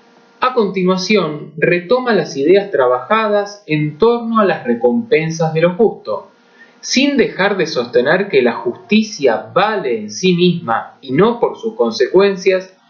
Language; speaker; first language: Spanish; native; Spanish